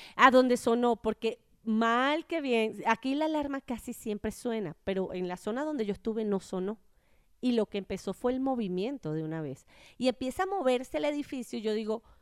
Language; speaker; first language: Spanish; native; Spanish